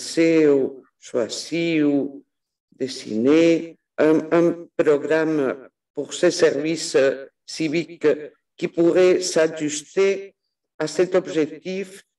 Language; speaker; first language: French; non-native, fluent; Spanish